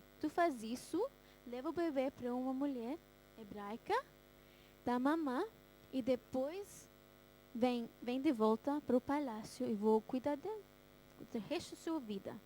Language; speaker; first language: Portuguese; early bilingual, heritage; Portuguese